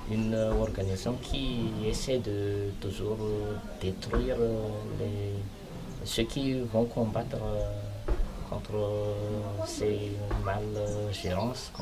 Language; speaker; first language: French; non-native, local second language; Malagasy